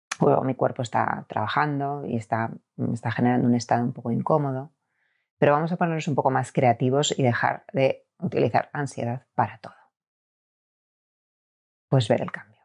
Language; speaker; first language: Spanish; native; Spanish